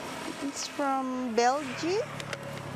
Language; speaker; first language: English; non-native, fluent; Indonesian